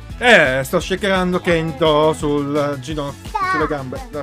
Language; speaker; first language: Italian; native; Italian